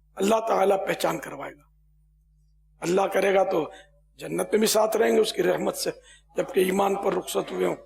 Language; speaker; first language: Urdu; native; Urdu